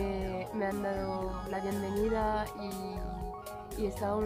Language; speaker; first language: Spanish; non-native, learner; French